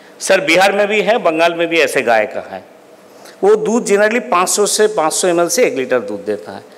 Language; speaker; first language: Hindi; non-native, local second language; Bangla